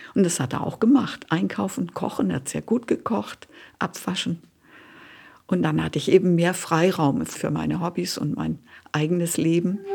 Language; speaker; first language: German; native; German